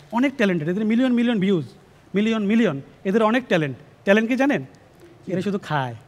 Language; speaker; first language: Bangla; native; Bangla